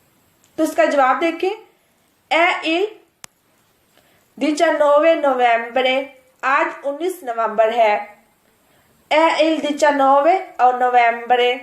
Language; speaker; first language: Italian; non-native, fluent; Urdu